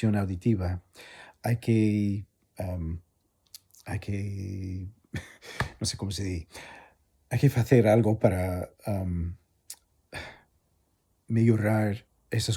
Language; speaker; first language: Galician; non-native, fluent; English